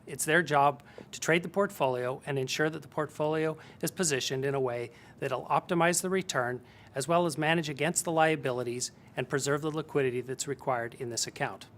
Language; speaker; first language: English; native; English